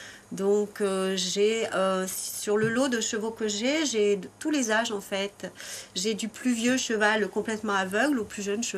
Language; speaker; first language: French; native; French